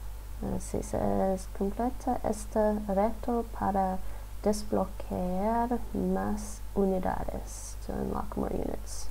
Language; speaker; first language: Spanish; non-native, learner; English